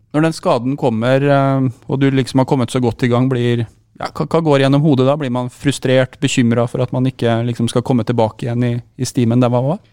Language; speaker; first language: Norwegian; native; Norwegian